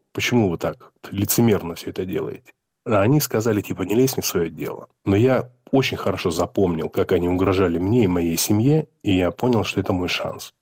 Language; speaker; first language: Russian; native; Russian